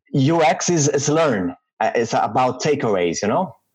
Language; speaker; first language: English; non-native, learner; Portuguese